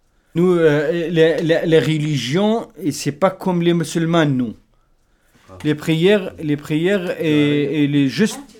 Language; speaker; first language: French; non-native, learner; Kurdish